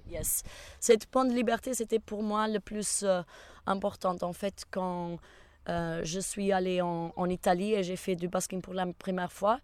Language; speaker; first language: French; non-native, fluent; Portuguese